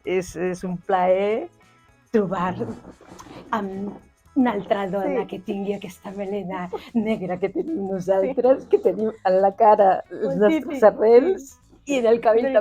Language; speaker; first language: Catalan; non-native, fluent; Spanish